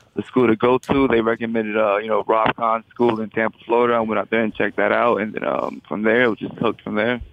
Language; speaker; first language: English; native; English